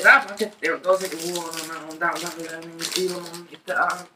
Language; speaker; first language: Finnish; native; Finnish